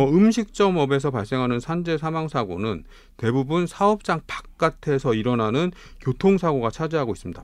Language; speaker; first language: Korean; native; Korean